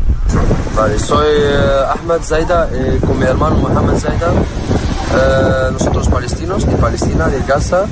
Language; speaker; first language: Spanish; non-native, learner; Arabic